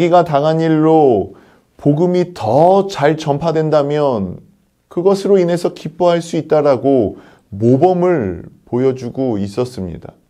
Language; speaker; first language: Korean; native; Korean